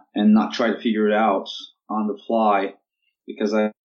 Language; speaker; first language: English; non-native, fluent; Turkish